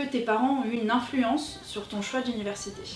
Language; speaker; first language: French; native; French